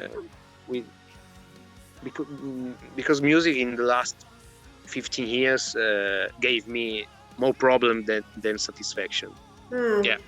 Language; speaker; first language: English; non-native, fluent; Italian